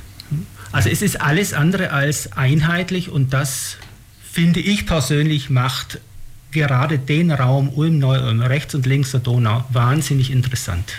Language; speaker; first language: German; native; German